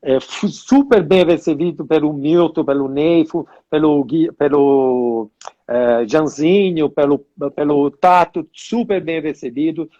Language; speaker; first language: Portuguese; non-native, fluent; Italian